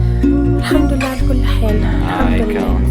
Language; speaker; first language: Arabic; native; Arabic